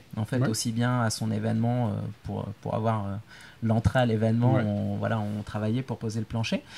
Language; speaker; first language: French; native; French